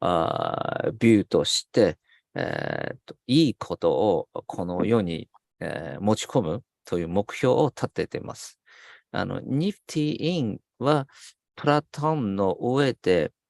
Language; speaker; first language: Japanese; non-native, fluent; Chinese